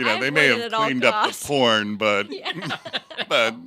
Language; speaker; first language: English; native; English